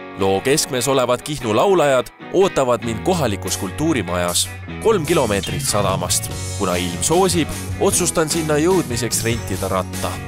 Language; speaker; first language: Estonian; native; Estonian